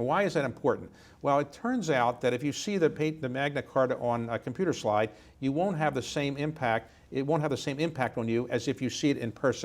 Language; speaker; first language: English; native; English